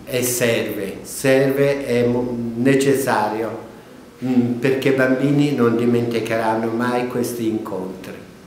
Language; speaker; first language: Italian; non-native, fluent; Kurdish